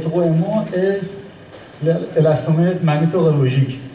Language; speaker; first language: French; non-native, learner; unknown